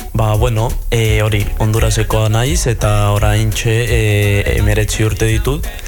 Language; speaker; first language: Basque; non-native, fluent; Spanish